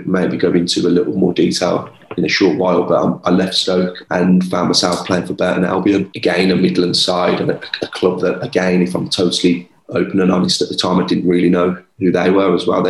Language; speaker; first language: English; native; English